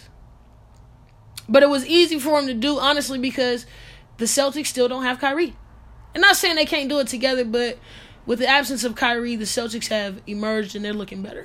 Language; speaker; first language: English; native; English